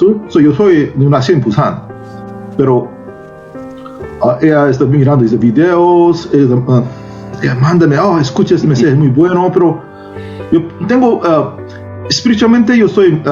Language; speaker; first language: Spanish; non-native, learner; Korean